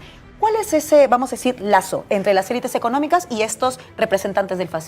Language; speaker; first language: Spanish; native; Spanish